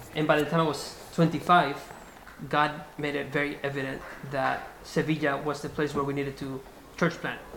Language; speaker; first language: English; non-native, fluent; Spanish